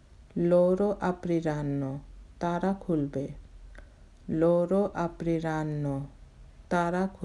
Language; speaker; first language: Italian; non-native, fluent; Bangla